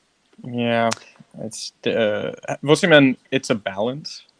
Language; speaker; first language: Danish; non-native, learner; English